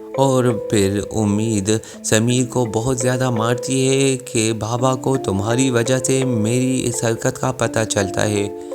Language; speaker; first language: Urdu; native; Urdu